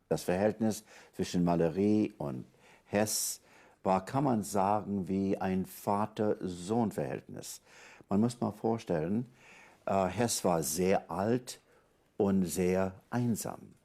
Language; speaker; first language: German; non-native, fluent; English